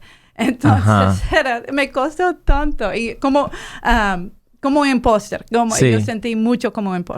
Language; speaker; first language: Spanish; non-native, fluent; English